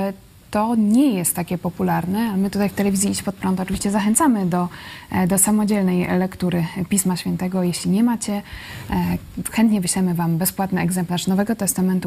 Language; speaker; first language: Polish; native; Polish